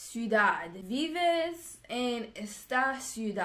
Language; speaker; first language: Spanish; non-native, learner; English